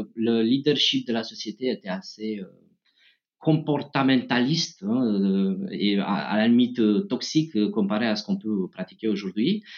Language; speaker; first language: French; non-native, fluent; Romanian